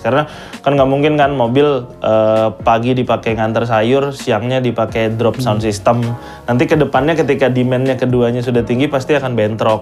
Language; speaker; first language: Indonesian; native; Indonesian